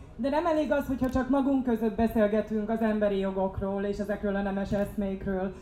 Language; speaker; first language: Hungarian; non-native, fluent; English